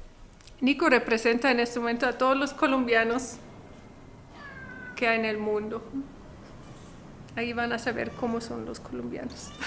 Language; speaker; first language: Spanish; non-native, fluent; German